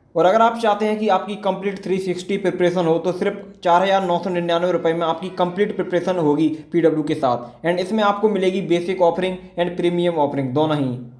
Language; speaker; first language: Hindi; native; Hindi